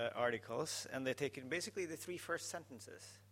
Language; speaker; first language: English; non-native, fluent; Norwegian